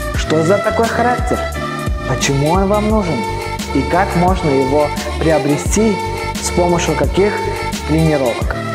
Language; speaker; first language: Russian; non-native, learner; Armenian